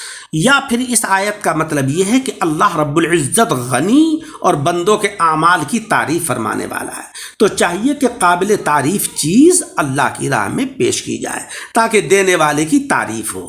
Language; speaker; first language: Urdu; native; Urdu